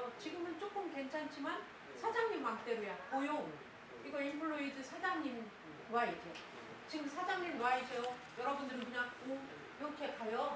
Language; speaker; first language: Korean; non-native, learner; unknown